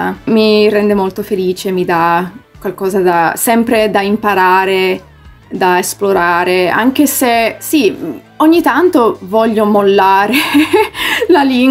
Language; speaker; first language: Italian; early bilingual, heritage; English